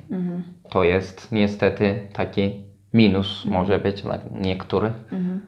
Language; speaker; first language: Polish; non-native, learner; Turkish